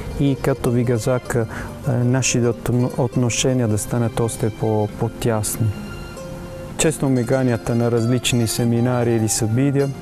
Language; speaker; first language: Bulgarian; non-native, fluent; Italian